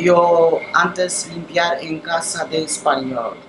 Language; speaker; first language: Spanish; non-native, learner; Romanian